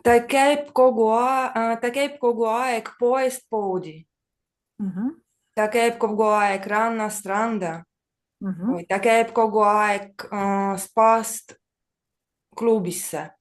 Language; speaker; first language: Estonian; non-native, learner; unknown